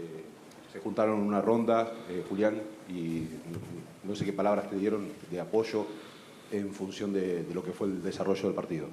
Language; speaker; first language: Spanish; native; Spanish